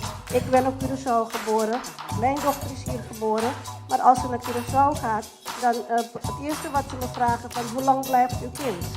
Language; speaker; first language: Dutch; non-native, local second language; Papiamento